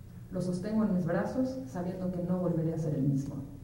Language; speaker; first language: Spanish; native; Spanish